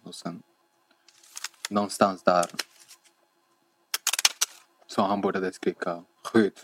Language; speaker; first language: Swedish; non-native, fluent; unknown